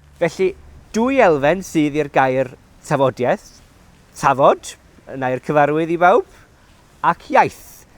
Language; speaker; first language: Welsh; native; Welsh